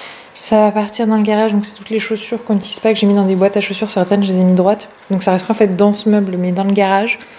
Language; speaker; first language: French; native; French